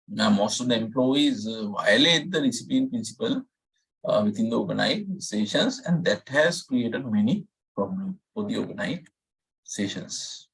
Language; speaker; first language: English; non-native, local second language; Sinhala